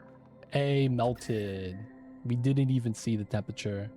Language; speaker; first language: English; native; English